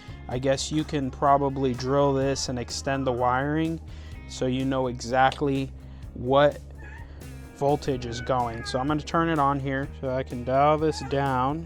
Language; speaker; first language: English; native; English